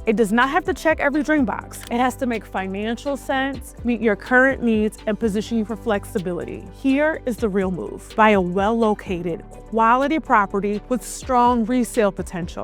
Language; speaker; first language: English; native; English